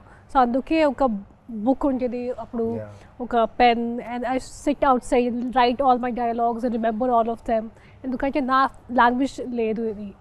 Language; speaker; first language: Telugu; non-native, fluent; Hindi